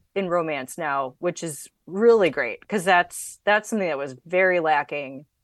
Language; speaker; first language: English; native; English